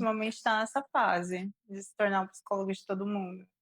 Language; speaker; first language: Portuguese; native; Portuguese